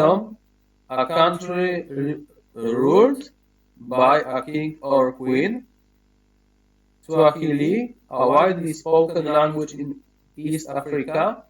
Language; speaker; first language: English; non-native, learner; Polish